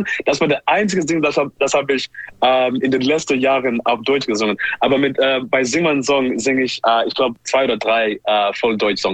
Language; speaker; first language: German; non-native, learner; English